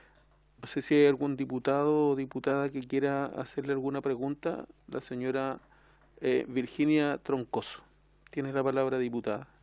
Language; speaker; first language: Spanish; native; Spanish